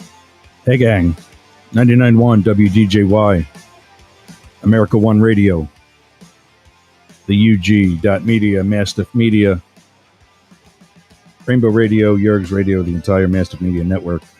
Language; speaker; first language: English; native; English